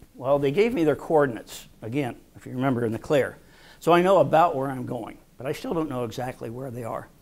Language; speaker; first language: English; native; English